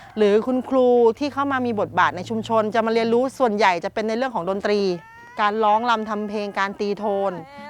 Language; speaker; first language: Thai; native; Thai